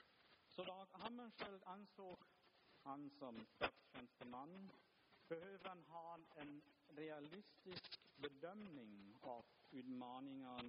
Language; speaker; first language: Swedish; non-native, fluent; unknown